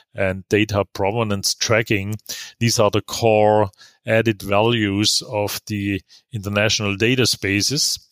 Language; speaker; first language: English; non-native, fluent; German